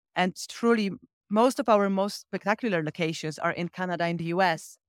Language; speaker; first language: English; non-native, fluent; Polish